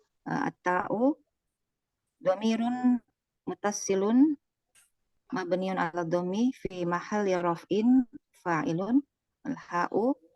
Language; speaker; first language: Arabic; non-native, learner; Indonesian